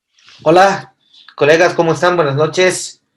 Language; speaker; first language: Spanish; native; Spanish